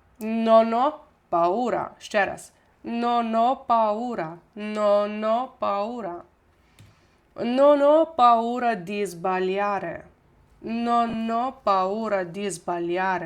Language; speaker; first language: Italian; non-native, fluent; Ukrainian